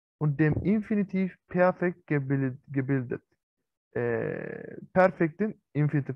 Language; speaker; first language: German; non-native, fluent; Turkish